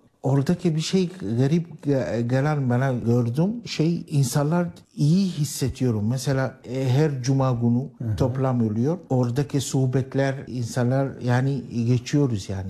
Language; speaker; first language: Turkish; non-native, learner; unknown